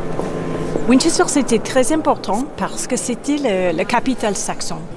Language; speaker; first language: French; non-native, fluent; English